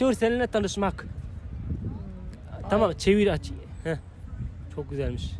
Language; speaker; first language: Turkish; native; Turkish